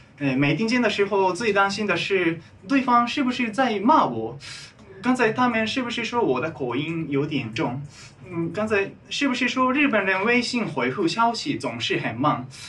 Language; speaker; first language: Chinese; non-native, fluent; Japanese